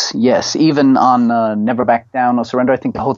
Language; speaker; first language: English; native; English